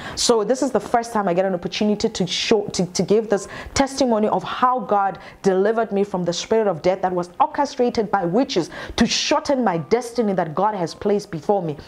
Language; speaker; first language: English; non-native, local second language; Northern Sotho